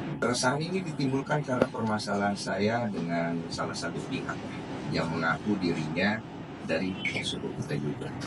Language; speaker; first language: Indonesian; native; Indonesian